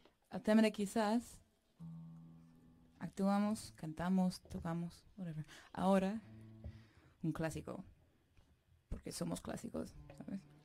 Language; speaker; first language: Spanish; non-native, fluent; English